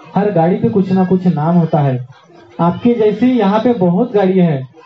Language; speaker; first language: Hindi; non-native, local second language; Marathi